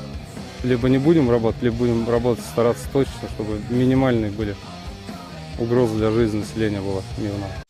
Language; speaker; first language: Russian; native; Russian